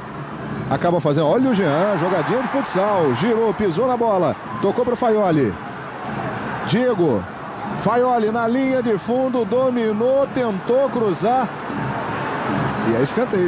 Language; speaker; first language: Portuguese; native; Portuguese